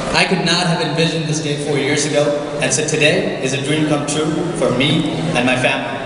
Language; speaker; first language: English; non-native, local second language; Nepali